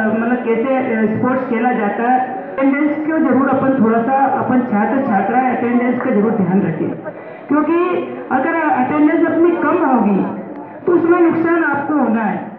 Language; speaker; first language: Hindi; native; Hindi